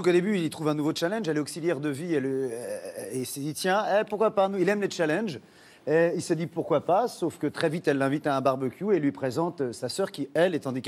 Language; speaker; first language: French; native; French